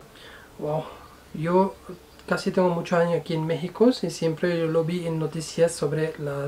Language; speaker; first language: Spanish; non-native, fluent; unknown